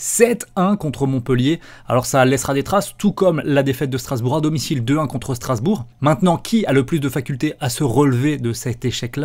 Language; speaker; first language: French; native; French